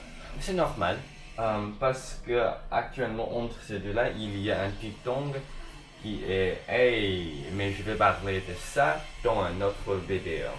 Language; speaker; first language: French; non-native, learner; Chinese